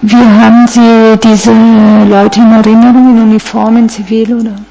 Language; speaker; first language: German; non-native, fluent; Italian